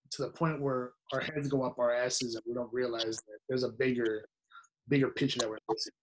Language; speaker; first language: English; early bilingual, other home language; Spanish